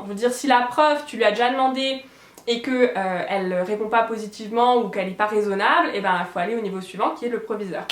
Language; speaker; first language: French; native; French